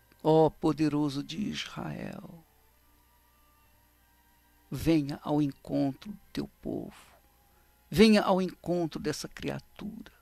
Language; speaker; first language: Portuguese; native; Portuguese